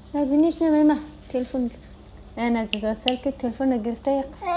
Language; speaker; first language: Persian; native; Persian